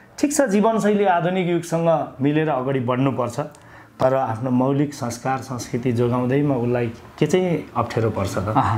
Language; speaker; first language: Nepali; non-native, local second language; Eastern Tamang